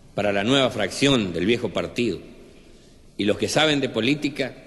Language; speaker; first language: Spanish; native; Spanish